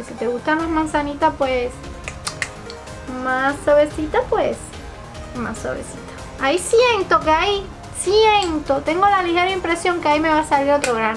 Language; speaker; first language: Spanish; native; Spanish